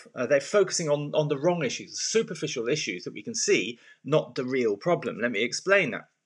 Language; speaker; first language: English; native; English